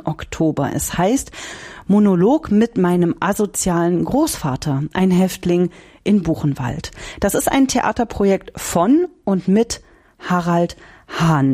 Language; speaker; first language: German; native; German